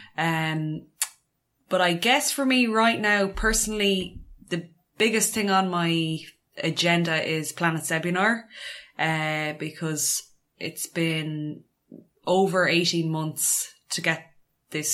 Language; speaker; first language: English; native; English